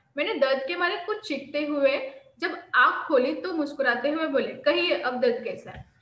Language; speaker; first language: Hindi; non-native, local second language; Marathi